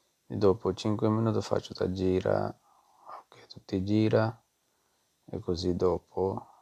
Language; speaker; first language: Italian; non-native, learner; Punjabi